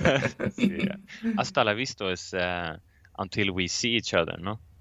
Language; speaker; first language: Spanish; non-native, learner; Swedish